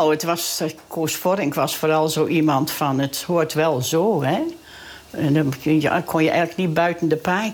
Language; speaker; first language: Dutch; native; Dutch